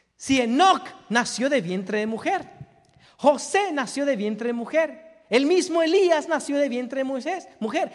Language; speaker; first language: Spanish; native; Spanish